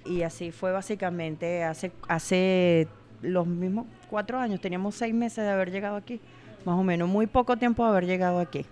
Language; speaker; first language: Spanish; native; Spanish